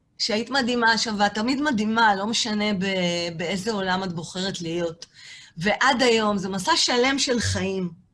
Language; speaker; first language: Hebrew; native; Hebrew